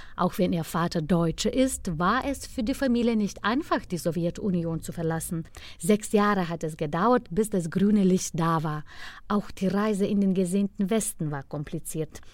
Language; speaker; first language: German; non-native, fluent; Lithuanian